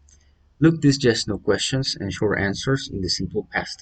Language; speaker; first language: English; non-native, fluent; Spanish